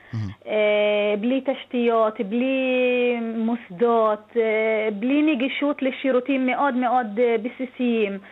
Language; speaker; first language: Hebrew; non-native, local second language; Arabic